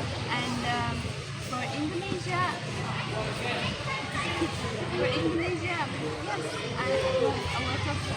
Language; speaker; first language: English; non-native, fluent; Tajik